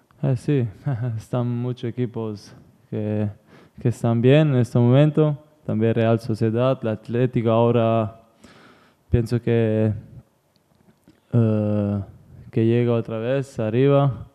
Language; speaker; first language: Spanish; non-native, learner; Italian